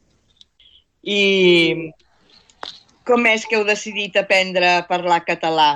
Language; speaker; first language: Catalan; native; Catalan